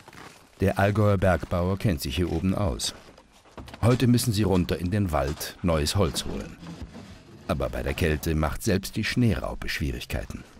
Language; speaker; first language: German; native; German